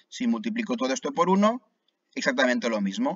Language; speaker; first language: Spanish; native; Spanish